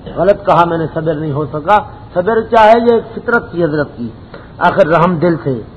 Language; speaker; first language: Urdu; non-native, local second language; Punjabi